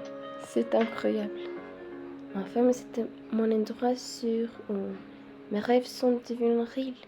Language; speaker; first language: French; non-native, learner; Spanish